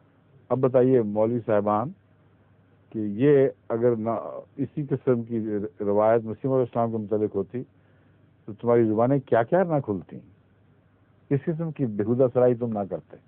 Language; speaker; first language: Urdu; native; Urdu